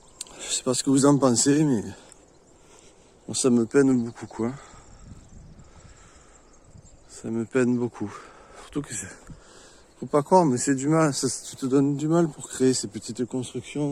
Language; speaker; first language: French; native; French